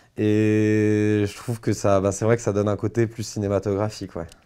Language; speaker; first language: French; native; French